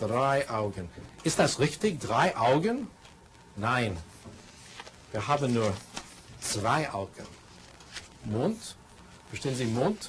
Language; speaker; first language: German; non-native, fluent; English